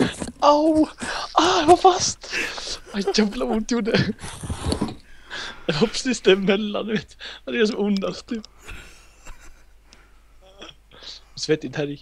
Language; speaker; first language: Swedish; native; Swedish